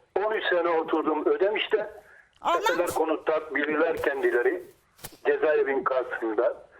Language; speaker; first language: Turkish; native; Turkish